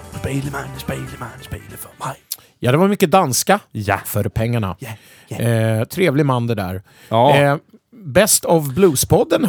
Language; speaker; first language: Swedish; native; Swedish